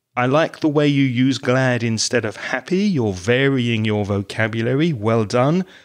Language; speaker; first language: English; native; English